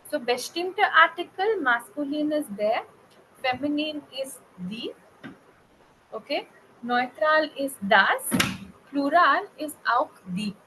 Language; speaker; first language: German; non-native, fluent; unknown